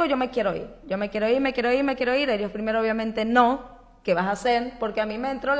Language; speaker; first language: Spanish; native; Spanish